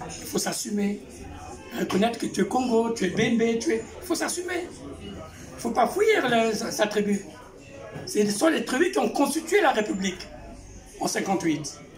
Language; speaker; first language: French; non-native, local second language; Kongo